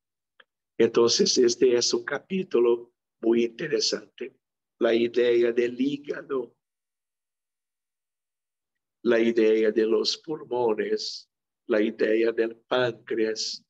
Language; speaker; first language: Spanish; non-native, local second language; Portuguese